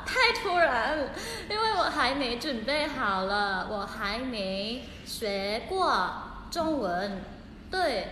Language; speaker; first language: Chinese; non-native, learner; Thai